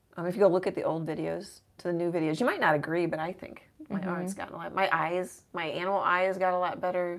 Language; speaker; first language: English; native; English